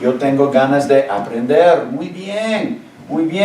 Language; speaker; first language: Spanish; non-native, fluent; English